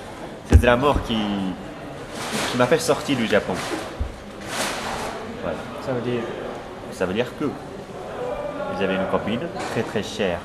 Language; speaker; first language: French; non-native, fluent; Japanese